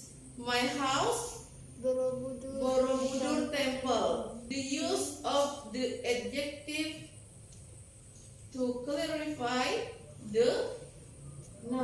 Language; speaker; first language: English; non-native, learner; Indonesian